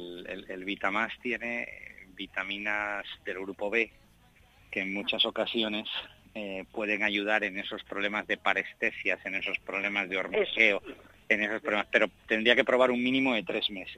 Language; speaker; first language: Spanish; native; Spanish